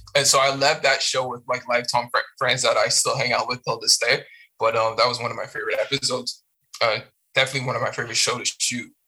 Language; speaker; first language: English; non-native, fluent; French